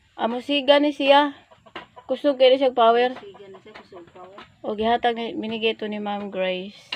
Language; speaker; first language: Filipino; non-native, local second language; Cebuano